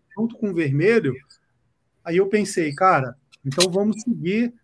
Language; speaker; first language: Portuguese; native; Portuguese